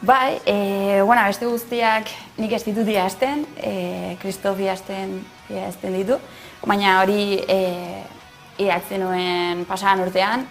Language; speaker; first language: Basque; non-native, local second language; Spanish